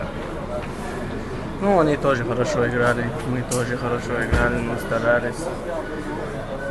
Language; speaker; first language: Russian; non-native, local second language; Chechen